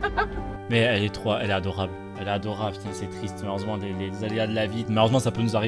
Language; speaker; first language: French; native; French